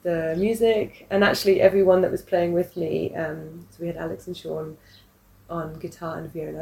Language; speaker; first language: English; native; English